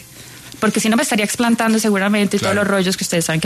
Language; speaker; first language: Spanish; native; Spanish